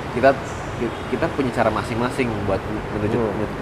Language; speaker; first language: Indonesian; native; Indonesian